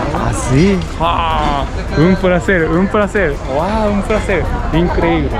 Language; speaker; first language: Spanish; non-native, learner; Japanese